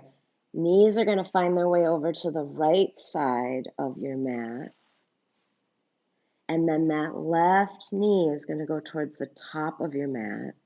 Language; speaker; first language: English; native; English